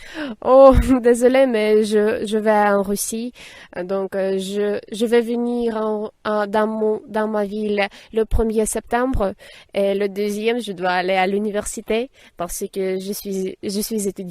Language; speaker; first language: French; non-native, fluent; Russian